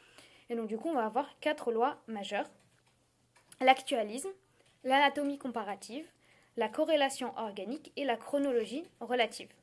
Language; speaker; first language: French; native; French